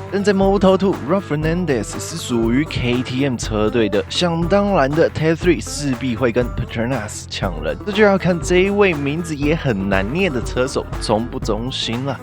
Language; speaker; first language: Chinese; native; Chinese